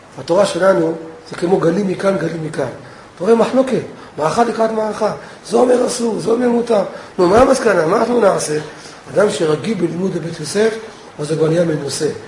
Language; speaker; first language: Hebrew; native; Hebrew